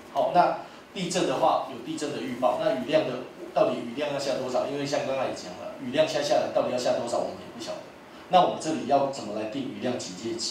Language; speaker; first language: Chinese; native; Chinese